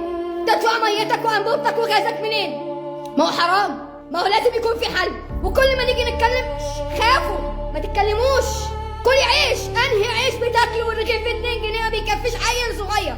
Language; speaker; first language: Arabic; native; Arabic